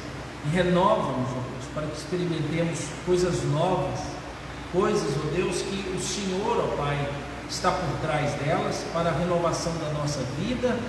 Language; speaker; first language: Portuguese; native; Portuguese